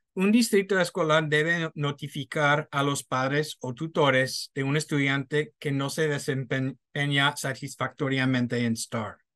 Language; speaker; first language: Spanish; non-native, fluent; English